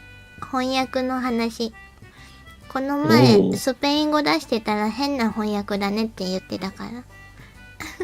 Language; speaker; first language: Japanese; native; Japanese